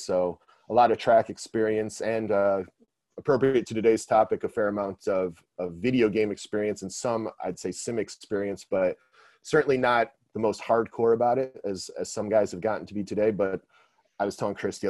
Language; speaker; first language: English; native; English